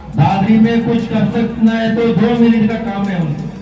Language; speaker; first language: Hindi; non-native, local second language; Kannada